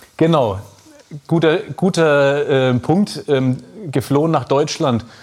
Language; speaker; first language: German; native; German